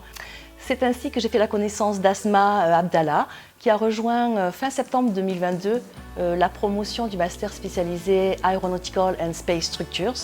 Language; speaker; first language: French; native; French